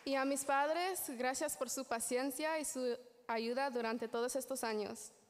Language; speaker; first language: Spanish; early bilingual, heritage; Spanish